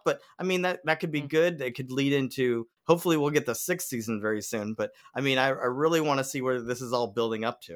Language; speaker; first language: English; native; English